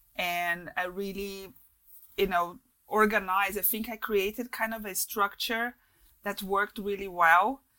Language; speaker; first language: English; non-native, fluent; Portuguese